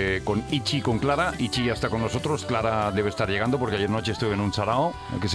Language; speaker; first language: Spanish; native; Spanish